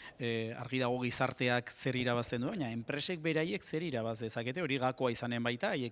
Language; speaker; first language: Basque; native; Basque